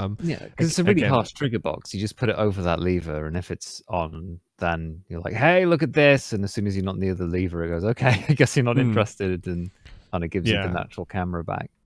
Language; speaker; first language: English; native; English